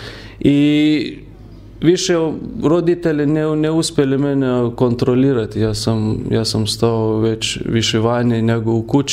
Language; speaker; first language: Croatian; non-native, learner; Lithuanian